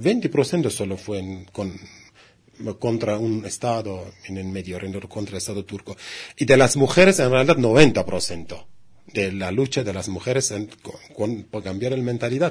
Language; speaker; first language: Spanish; non-native, learner; Kurdish